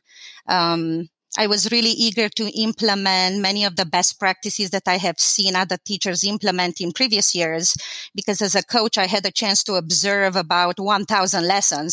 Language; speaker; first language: English; non-native, fluent; Romanian